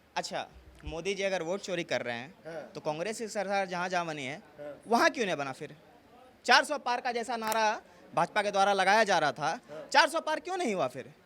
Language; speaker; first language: Hindi; native; Hindi